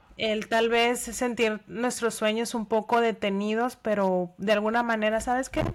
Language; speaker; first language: Spanish; native; Spanish